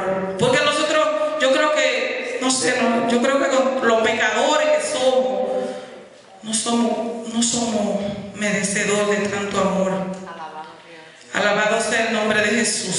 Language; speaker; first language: Spanish; native; Spanish